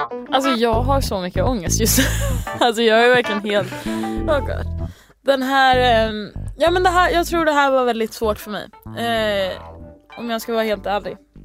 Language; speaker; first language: Swedish; early bilingual, other home language; English